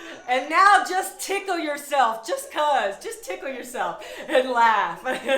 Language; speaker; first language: English; native; English